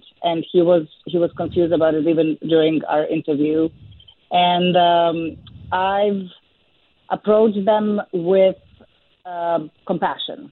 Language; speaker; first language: English; non-native, fluent; Serbian